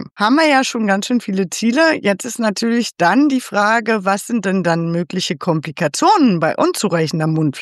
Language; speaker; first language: German; native; German